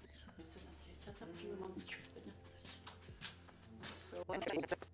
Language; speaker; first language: Russian; native; Russian